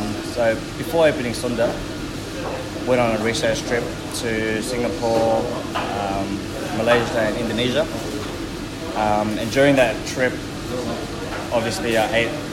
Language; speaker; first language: English; native; English